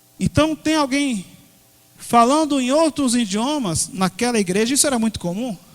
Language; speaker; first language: Portuguese; native; Portuguese